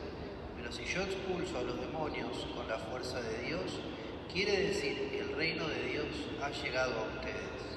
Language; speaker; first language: Spanish; native; Spanish